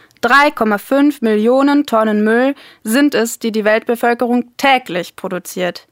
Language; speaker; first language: German; native; German